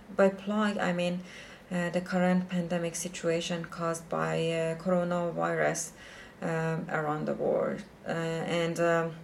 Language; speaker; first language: English; non-native, fluent; Persian